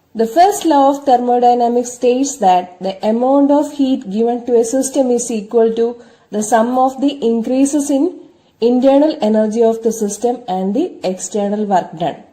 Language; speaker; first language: English; non-native, local second language; Malayalam